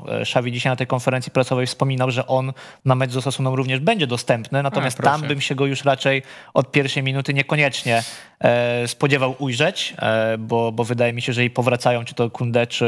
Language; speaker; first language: Polish; native; Polish